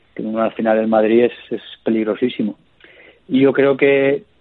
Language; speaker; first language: Spanish; native; Spanish